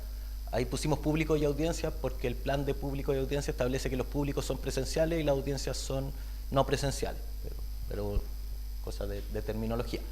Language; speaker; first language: Spanish; native; Spanish